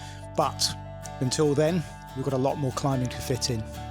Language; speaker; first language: English; native; English